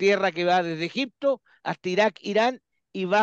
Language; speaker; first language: Spanish; native; Spanish